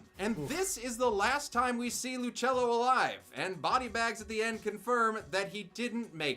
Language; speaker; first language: English; native; English